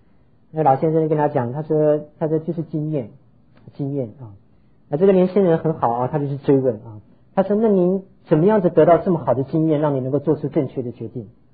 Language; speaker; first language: Chinese; native; Chinese